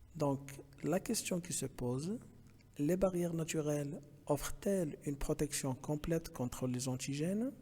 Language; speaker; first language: French; non-native, local second language; Arabic